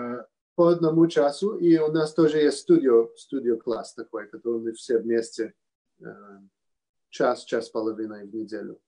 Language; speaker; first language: Russian; early bilingual, heritage; Russian